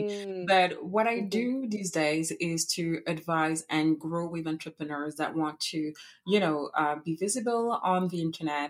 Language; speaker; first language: English; non-native, fluent; French